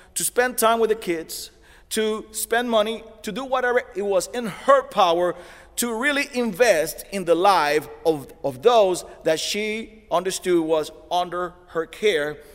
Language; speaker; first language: English; non-native, fluent; Spanish